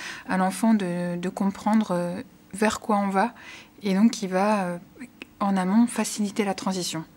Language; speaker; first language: French; native; French